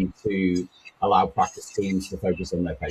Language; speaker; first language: English; native; English